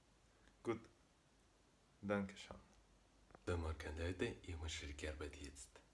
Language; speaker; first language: German; non-native, learner; Russian